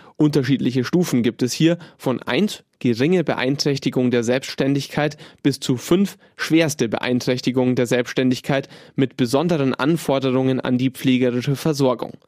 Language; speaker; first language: German; native; German